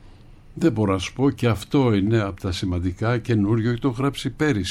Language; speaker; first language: Greek; native; Greek